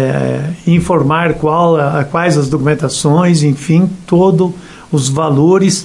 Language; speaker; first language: Portuguese; native; Portuguese